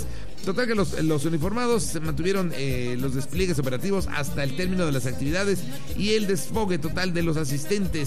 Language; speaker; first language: Spanish; native; Spanish